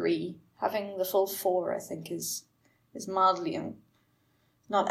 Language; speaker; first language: English; native; English